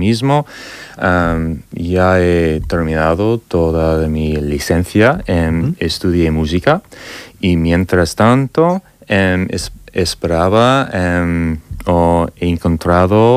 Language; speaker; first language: Spanish; non-native, learner; English